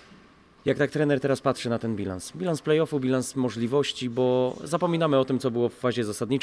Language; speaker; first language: Polish; native; Polish